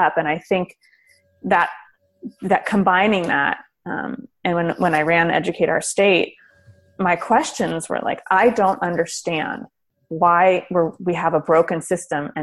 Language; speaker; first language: English; native; English